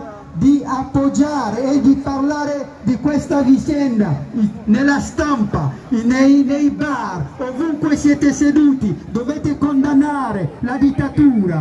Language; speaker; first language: Italian; non-native, fluent; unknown